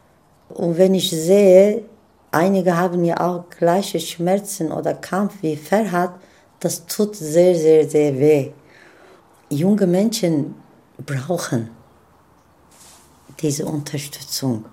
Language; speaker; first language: German; non-native, learner; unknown